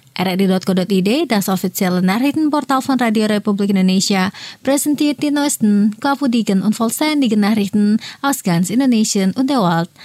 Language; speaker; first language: German; non-native, fluent; Indonesian